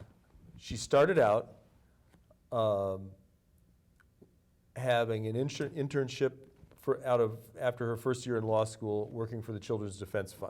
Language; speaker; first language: English; native; English